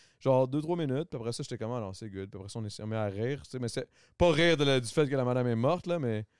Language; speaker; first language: French; native; French